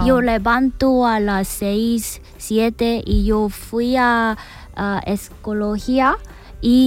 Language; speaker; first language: Spanish; non-native, learner; Korean